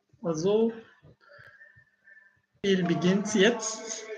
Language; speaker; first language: German; non-native, learner; Arabic